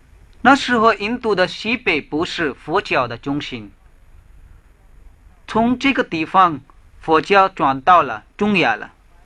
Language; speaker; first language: Chinese; non-native, fluent; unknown